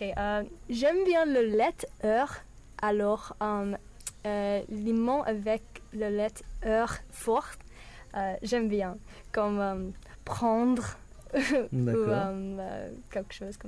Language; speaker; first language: French; non-native, learner; English